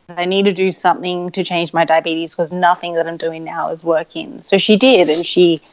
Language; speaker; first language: English; native; English